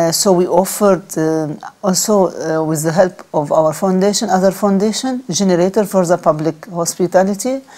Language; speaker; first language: English; non-native, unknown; Arabic